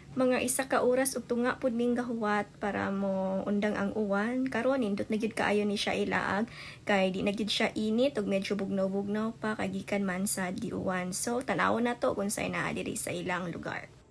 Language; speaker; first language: Cebuano; native; Cebuano